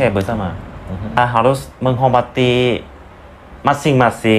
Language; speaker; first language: Indonesian; non-native, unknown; Lao